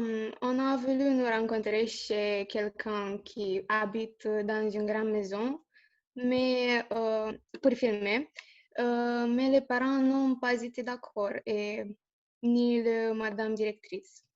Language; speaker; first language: French; non-native, learner; Romanian